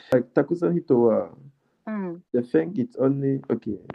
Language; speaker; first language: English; non-native, fluent; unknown